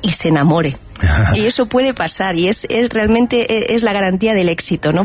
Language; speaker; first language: Spanish; native; Spanish